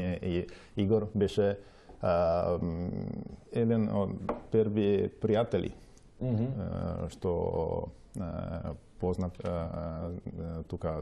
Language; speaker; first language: Macedonian; non-native, local second language; Italian